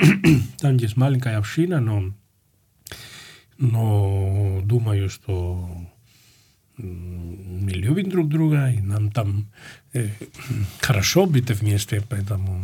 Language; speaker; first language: Russian; non-native, fluent; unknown